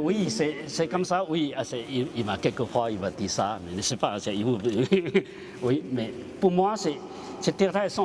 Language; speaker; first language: French; non-native, learner; Chinese